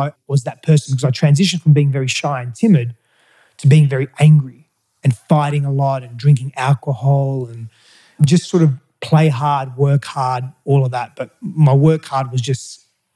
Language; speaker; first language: English; early bilingual, other home language; Greek